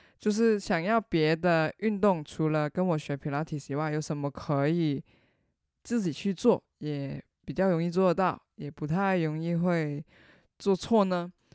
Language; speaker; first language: Chinese; non-native, local second language; Cantonese